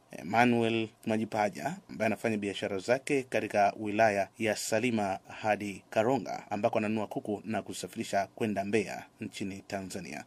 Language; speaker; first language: Swahili; non-native, fluent; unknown